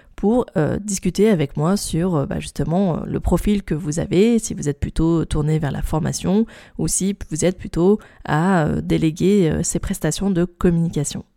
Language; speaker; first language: French; native; French